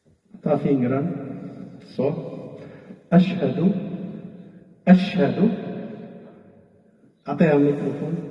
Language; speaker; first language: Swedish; non-native, fluent; Arabic